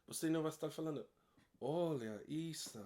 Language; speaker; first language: Portuguese; non-native, learner; English